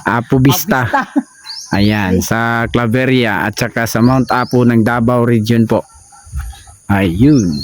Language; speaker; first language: Filipino; non-native, local second language; Cebuano